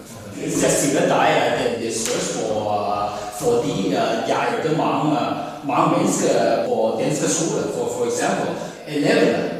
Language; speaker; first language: Danish; non-native, learner; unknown